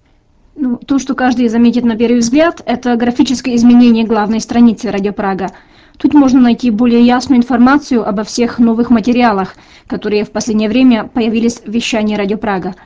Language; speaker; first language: Russian; native; Russian